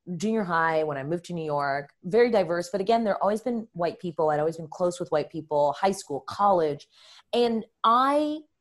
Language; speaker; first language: English; early bilingual, other home language; Spanish